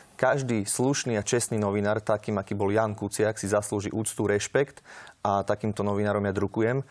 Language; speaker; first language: Slovak; native; Slovak